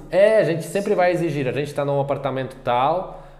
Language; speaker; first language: Portuguese; non-native, fluent; English